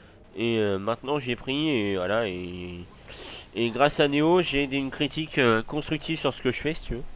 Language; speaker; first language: French; native; French